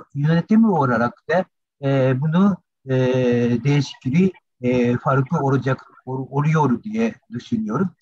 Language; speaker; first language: Turkish; non-native, learner; Japanese